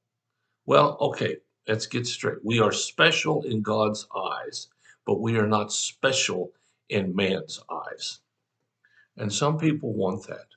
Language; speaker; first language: English; native; English